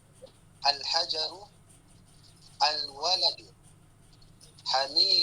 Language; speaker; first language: Arabic; non-native, learner; Malay